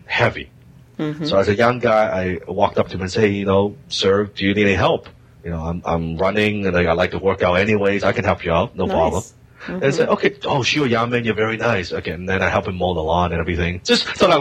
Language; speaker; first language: English; non-native, local second language; Cantonese